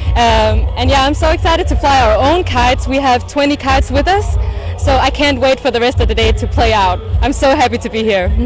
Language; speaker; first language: English; non-native, fluent; Danish